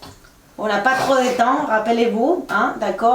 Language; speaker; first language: French; non-native, fluent; Spanish